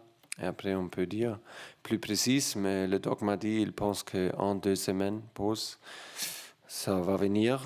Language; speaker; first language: French; non-native, learner; German